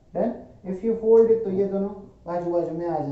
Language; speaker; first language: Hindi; non-native, local second language; Gujarati